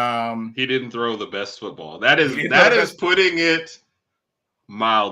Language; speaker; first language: English; native; English